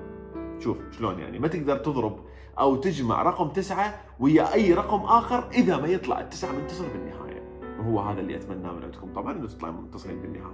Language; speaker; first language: Arabic; native; Arabic